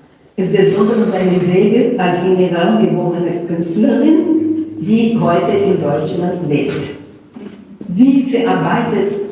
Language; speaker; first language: German; non-native, fluent; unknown